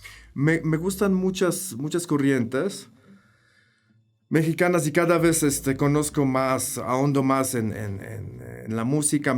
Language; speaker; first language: Spanish; non-native, fluent; Polish